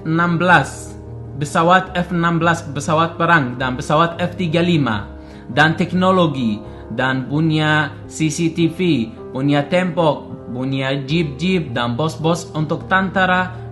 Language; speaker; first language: Indonesian; non-native, fluent; Arabic